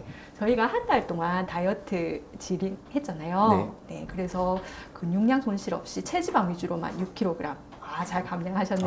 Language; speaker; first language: Korean; native; Korean